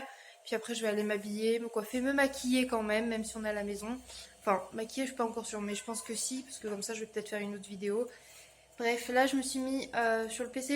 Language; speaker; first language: French; native; French